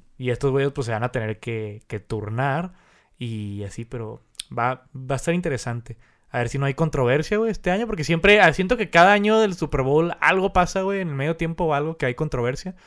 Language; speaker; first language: Spanish; native; Spanish